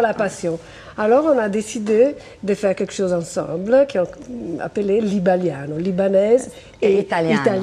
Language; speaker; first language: French; non-native, fluent; Italian